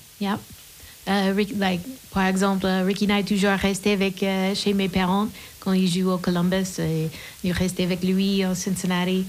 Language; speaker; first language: French; non-native, learner; English